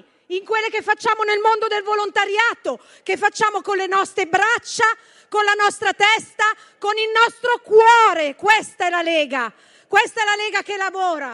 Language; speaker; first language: Italian; native; Italian